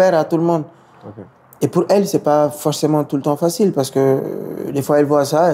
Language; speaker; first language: French; non-native, local second language; Wolof